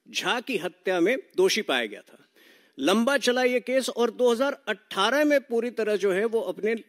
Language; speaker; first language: Hindi; native; Hindi